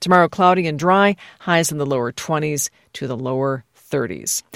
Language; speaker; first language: English; native; English